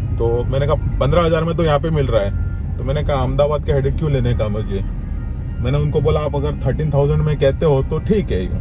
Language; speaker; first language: Hindi; non-native, local second language; Rajasthani